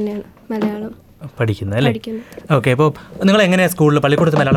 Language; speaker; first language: Malayalam; native; Malayalam